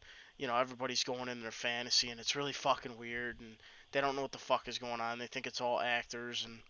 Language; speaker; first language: English; native; English